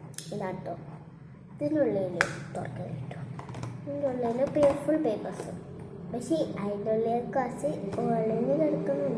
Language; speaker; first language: Malayalam; native; Malayalam